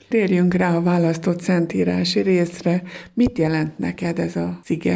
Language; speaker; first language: Hungarian; native; Hungarian